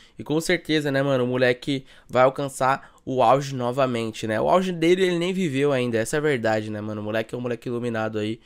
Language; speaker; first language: Portuguese; native; Portuguese